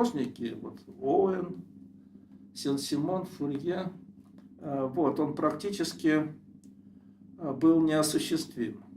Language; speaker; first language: Russian; native; Russian